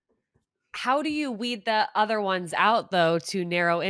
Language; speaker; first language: English; native; English